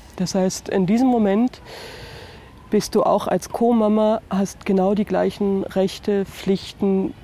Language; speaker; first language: German; native; German